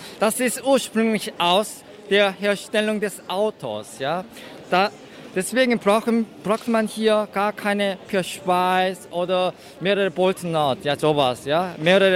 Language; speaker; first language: German; non-native, fluent; Korean